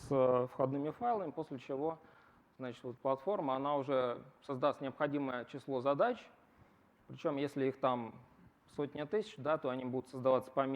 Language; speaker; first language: Russian; native; Russian